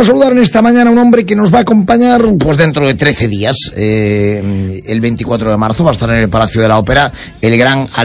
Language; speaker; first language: Spanish; native; Spanish